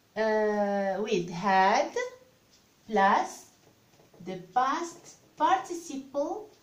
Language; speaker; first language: English; non-native, fluent; Arabic